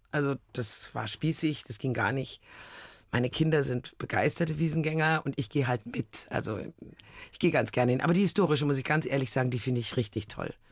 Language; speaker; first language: German; native; German